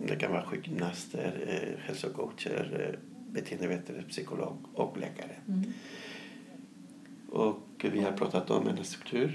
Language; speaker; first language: Swedish; non-native, fluent; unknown